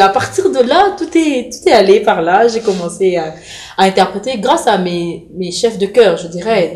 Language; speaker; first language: French; non-native, local second language; Lingala